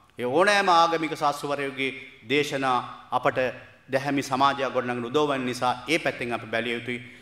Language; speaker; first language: Sinhala; non-native, local second language; Tamil